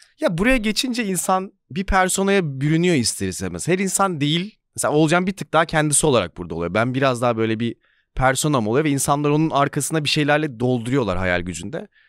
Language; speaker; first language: Turkish; native; Turkish